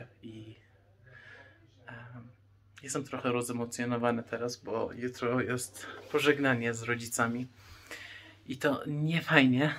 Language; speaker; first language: Polish; non-native, fluent; Persian